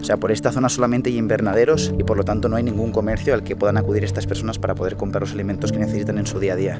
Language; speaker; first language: Spanish; native; Spanish